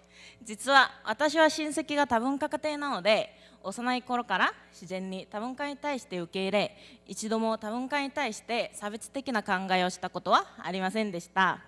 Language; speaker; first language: Japanese; non-native, learner; Korean